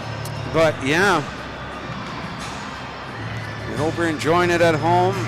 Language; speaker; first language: English; native; English